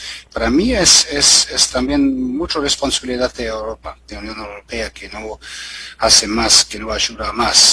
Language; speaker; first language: Spanish; non-native, fluent; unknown